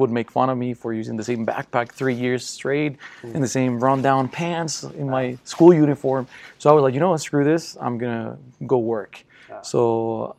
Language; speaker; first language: English; non-native, fluent; Spanish